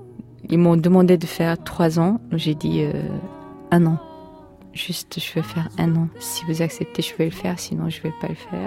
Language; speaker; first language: French; non-native, fluent; Korean